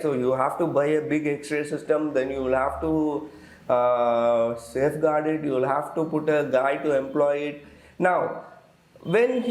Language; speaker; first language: English; non-native, local second language; Tamil